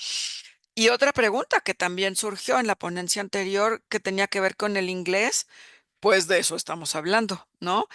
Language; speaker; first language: Spanish; native; Spanish